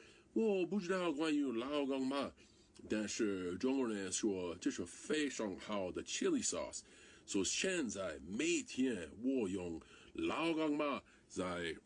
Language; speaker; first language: Chinese; non-native, learner; English